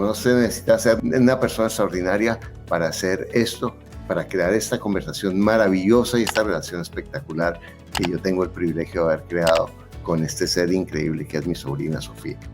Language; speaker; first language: Spanish; native; Spanish